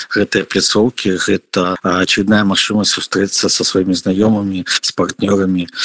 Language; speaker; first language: Belarusian; non-native, local second language; Russian